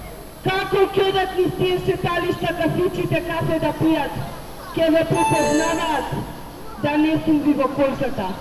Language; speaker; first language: Macedonian; native; Macedonian